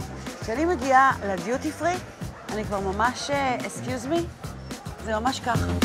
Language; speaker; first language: Hebrew; native; Hebrew